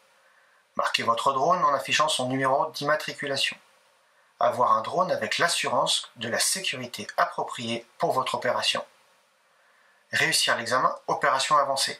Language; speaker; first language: French; native; French